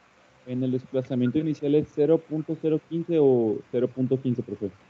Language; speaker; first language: Spanish; native; Spanish